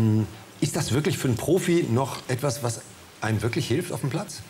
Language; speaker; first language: German; native; German